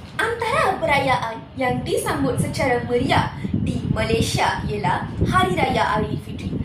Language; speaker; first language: Malay; non-native, local second language; Tamil